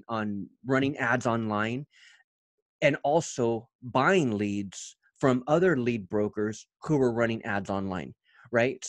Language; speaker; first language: English; native; English